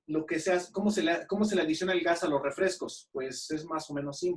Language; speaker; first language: Spanish; native; Spanish